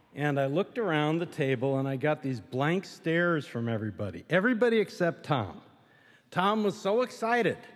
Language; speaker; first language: English; native; English